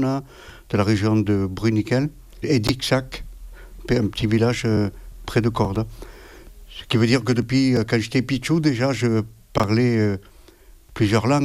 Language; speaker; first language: French; native; French